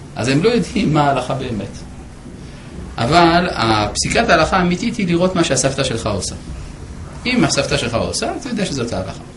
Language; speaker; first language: Hebrew; non-native, fluent; French